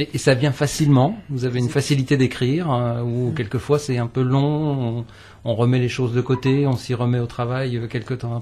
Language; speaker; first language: French; native; French